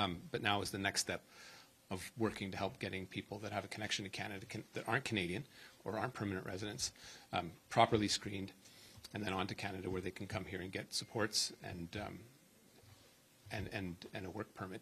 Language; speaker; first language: English; native; English